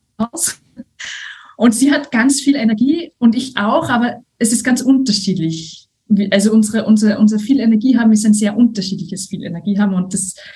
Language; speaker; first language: German; native; German